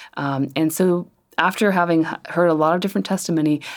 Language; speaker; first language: English; native; English